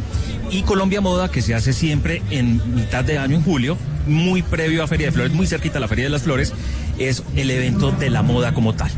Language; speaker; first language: Spanish; native; Spanish